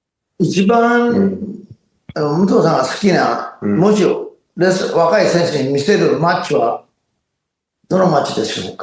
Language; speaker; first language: Japanese; non-native, fluent; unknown